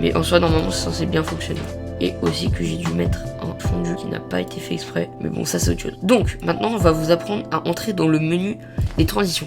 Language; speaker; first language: French; native; French